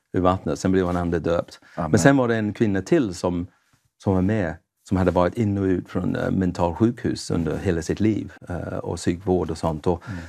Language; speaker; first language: Swedish; non-native, fluent; English